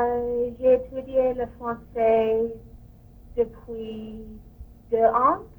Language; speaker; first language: French; non-native, learner; English